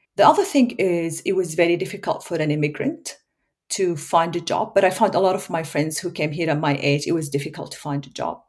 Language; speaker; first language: English; non-native, fluent; Arabic